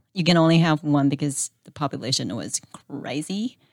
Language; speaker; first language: English; non-native, fluent; Chinese